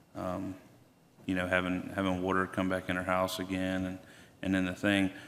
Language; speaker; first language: English; native; English